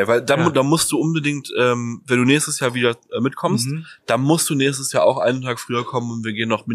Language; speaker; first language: German; native; German